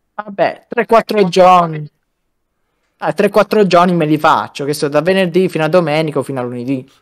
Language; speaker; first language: Italian; native; Italian